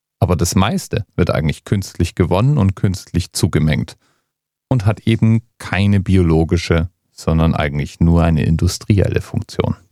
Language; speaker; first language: German; native; German